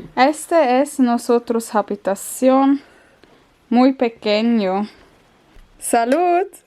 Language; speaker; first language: Spanish; non-native, learner; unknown